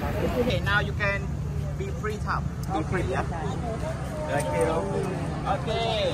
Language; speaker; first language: English; non-native, learner; Vietnamese